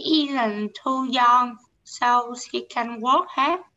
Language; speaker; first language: English; non-native, learner; Vietnamese